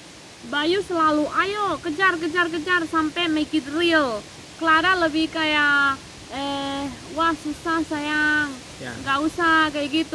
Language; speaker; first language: Indonesian; non-native, fluent; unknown